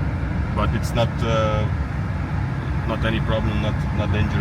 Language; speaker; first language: English; non-native, learner; Hungarian